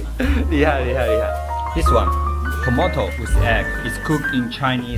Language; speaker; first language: English; non-native, learner; Chinese